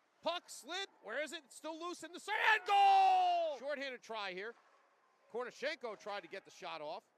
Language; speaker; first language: English; native; English